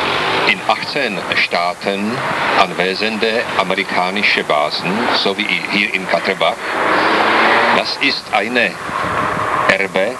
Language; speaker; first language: German; non-native, learner; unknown